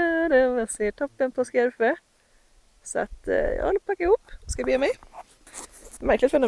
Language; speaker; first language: Swedish; native; Swedish